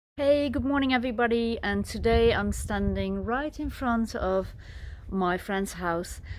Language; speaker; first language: English; non-native, fluent; Dutch